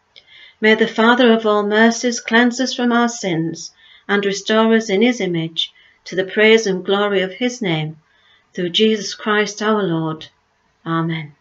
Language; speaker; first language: English; native; English